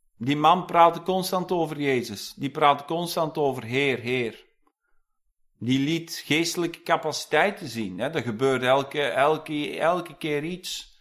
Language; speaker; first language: Dutch; non-native, fluent; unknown